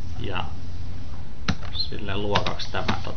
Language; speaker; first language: Finnish; native; Finnish